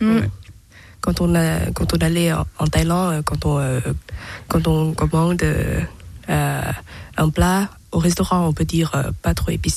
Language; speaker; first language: French; non-native, learner; Thai